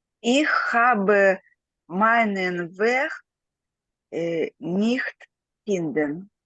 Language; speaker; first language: German; non-native, learner; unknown